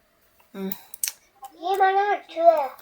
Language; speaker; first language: French; native; French